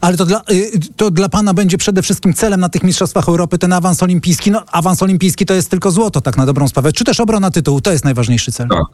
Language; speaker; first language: Polish; native; Polish